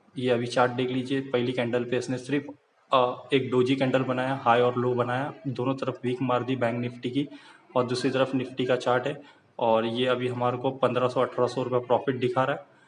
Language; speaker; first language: Hindi; native; Hindi